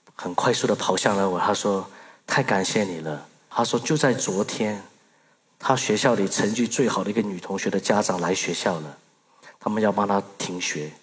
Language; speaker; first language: Chinese; early bilingual, other home language; Burmese